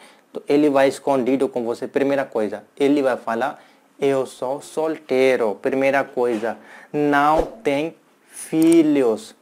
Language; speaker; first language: Portuguese; non-native, learner; Hindi